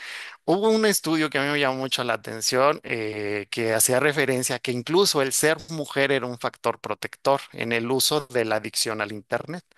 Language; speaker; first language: Spanish; native; Spanish